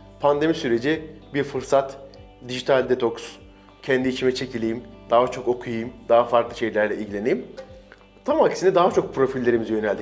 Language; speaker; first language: Turkish; native; Turkish